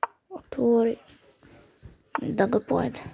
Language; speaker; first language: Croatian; early bilingual, heritage; Croatian